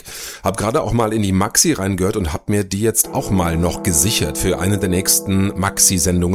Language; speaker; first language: German; native; German